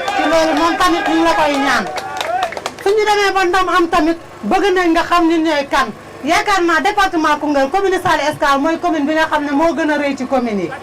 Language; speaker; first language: Wolof; native; Wolof